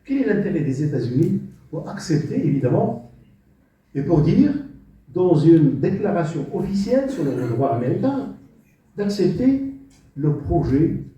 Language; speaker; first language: French; non-native, local second language; Arabic